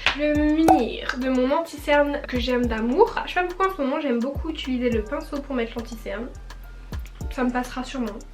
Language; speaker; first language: French; native; French